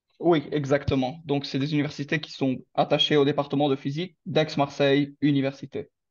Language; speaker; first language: French; non-native, local second language; Arabic